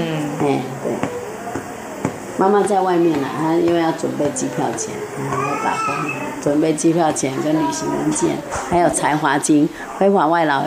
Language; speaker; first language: Chinese; native; Chinese